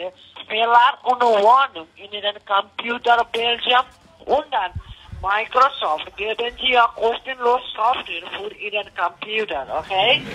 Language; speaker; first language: German; non-native, learner; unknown